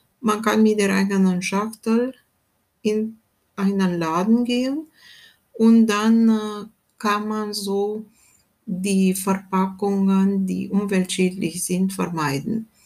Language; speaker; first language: German; non-native, fluent; Romanian